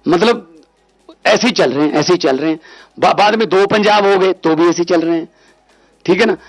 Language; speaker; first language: Hindi; non-native, local second language; Punjabi